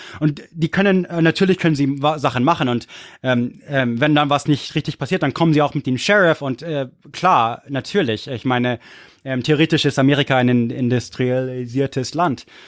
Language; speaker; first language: German; non-native, fluent; English